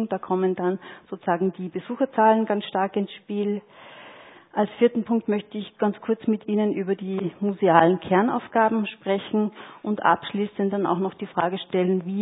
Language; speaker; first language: German; native; German